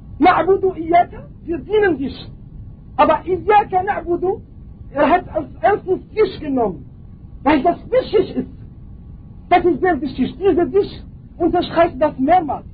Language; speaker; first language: German; non-native, fluent; Arabic